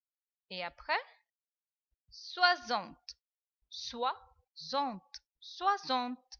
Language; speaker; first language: French; non-native, fluent; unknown